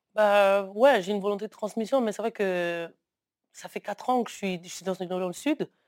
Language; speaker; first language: French; early bilingual, other home language; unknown